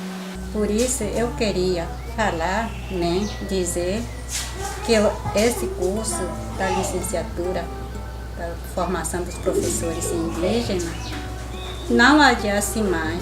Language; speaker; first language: Portuguese; non-native, local second language; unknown